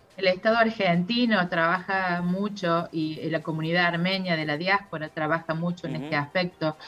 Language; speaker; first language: Spanish; native; Spanish